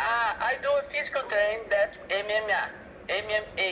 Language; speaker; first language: English; non-native, learner; Portuguese